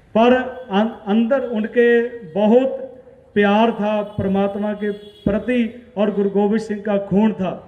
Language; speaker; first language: Hindi; non-native, local second language; Punjabi